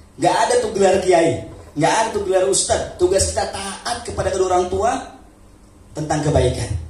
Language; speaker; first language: Indonesian; non-native, local second language; Sundanese